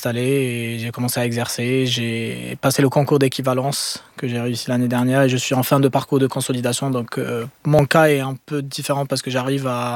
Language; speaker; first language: French; non-native, local second language; Arabic